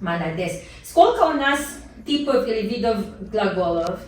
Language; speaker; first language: Russian; non-native, learner; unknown